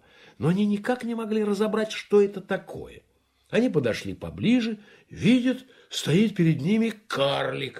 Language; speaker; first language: Russian; native; Russian